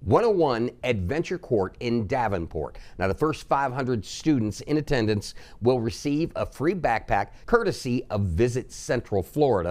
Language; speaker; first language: English; native; English